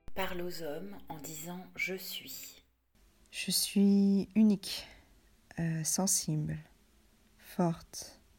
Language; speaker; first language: French; native; French